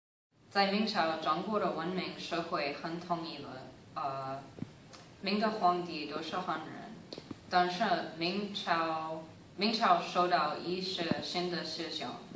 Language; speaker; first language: Chinese; non-native, learner; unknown